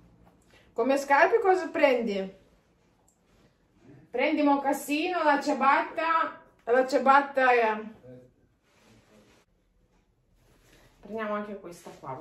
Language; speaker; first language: Italian; non-native, fluent; Lithuanian